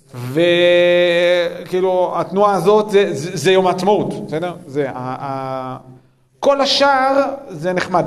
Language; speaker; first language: Hebrew; native; Hebrew